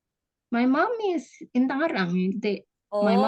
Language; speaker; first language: English; non-native, fluent; Indonesian